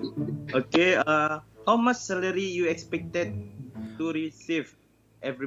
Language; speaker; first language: English; non-native, learner; Indonesian